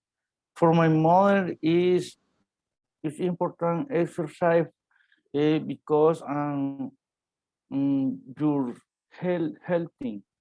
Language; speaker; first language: English; non-native, learner; Spanish